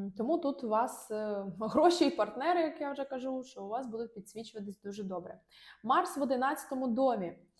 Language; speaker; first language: Ukrainian; non-native, local second language; Russian